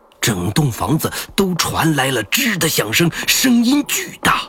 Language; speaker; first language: Chinese; native; Chinese